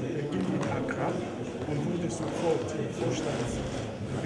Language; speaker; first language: German; non-native, fluent; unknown